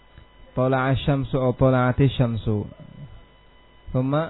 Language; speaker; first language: Arabic; non-native, fluent; Indonesian